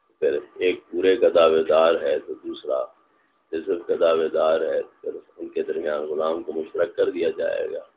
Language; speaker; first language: Urdu; non-native, local second language; Punjabi